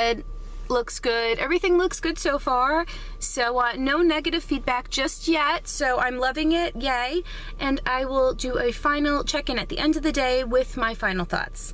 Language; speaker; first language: English; native; English